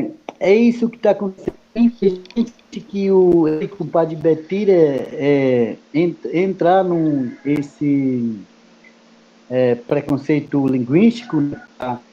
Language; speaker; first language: Portuguese; non-native, local second language; Kayapó